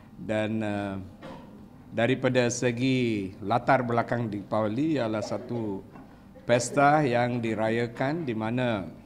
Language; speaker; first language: Malay; non-native, local second language; Tamil